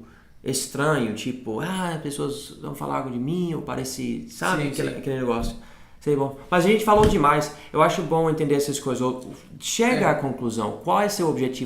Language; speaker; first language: Portuguese; non-native, fluent; English